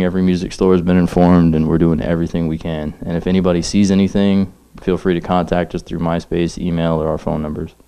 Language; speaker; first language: English; native; English